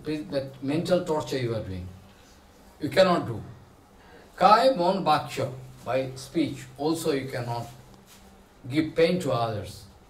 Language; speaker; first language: English; non-native, local second language; Bangla